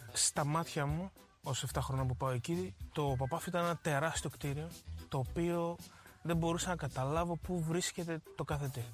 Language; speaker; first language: Greek; early bilingual, other home language; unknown